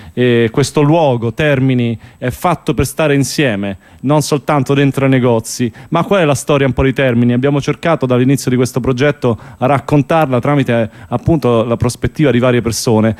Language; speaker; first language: Italian; native; Italian